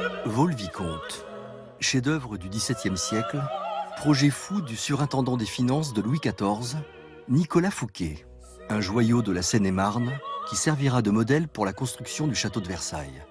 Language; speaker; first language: French; native; French